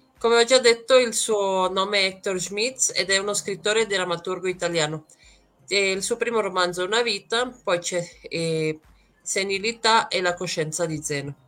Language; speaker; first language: Italian; native; Italian